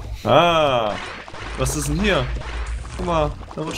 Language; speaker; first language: German; native; German